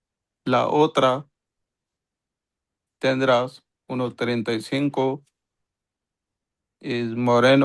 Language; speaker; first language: Spanish; non-native, learner; Urdu